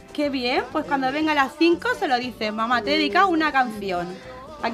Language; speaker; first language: Spanish; native; Spanish